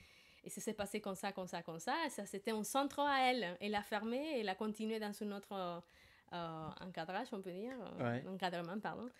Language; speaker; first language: French; non-native, fluent; Spanish